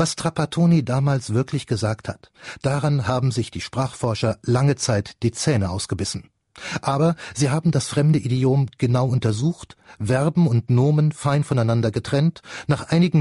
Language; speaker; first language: German; native; German